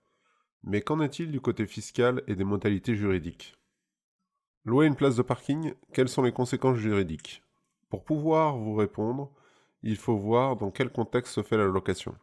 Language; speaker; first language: French; native; French